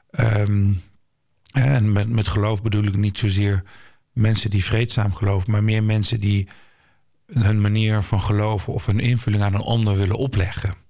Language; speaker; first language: Dutch; early bilingual, other home language; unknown